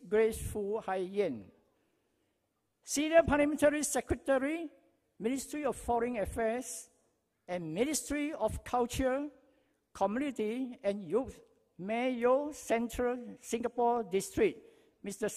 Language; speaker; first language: English; non-native, local second language; Chinese